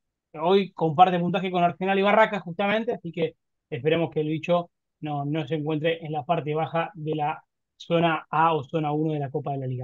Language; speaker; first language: Spanish; native; Spanish